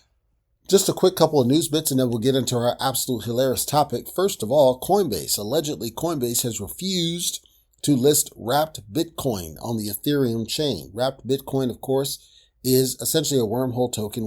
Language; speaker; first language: English; native; English